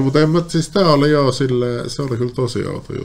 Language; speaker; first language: Finnish; native; Finnish